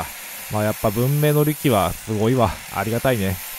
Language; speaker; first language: Japanese; native; Japanese